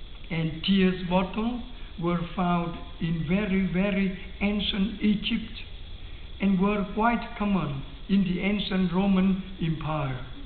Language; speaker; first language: English; non-native, fluent; Vietnamese